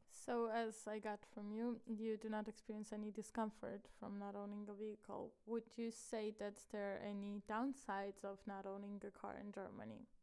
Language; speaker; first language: English; non-native, fluent; Ukrainian